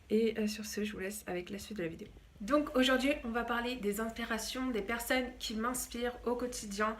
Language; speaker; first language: French; native; French